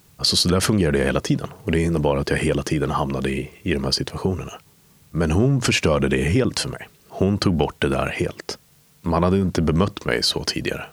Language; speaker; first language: Swedish; native; Swedish